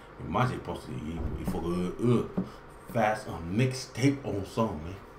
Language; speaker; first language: French; non-native, learner; English